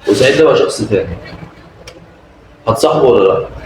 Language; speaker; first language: Arabic; native; Arabic